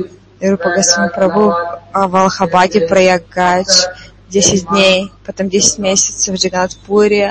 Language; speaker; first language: Russian; non-native, fluent; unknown